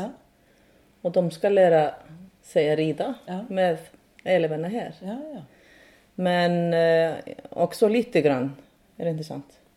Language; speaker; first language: Swedish; non-native, fluent; Icelandic